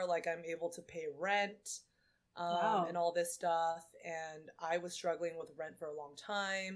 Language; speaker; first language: English; native; English